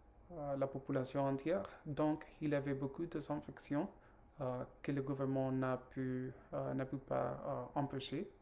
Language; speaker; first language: French; non-native, learner; Spanish